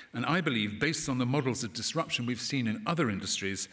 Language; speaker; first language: English; native; English